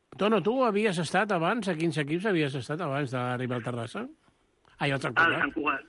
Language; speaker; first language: Catalan; non-native, local second language; Spanish